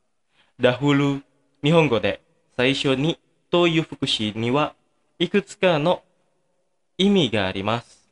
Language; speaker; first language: Japanese; non-native, fluent; Indonesian